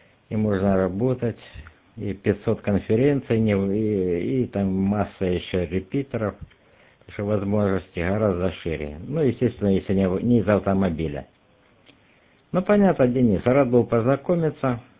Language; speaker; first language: Russian; native; Russian